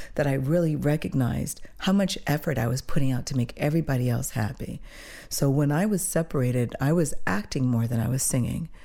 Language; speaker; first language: English; early bilingual, other home language; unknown